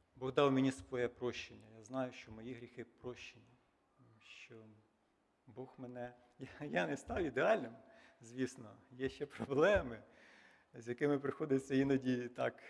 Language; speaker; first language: Ukrainian; native; Ukrainian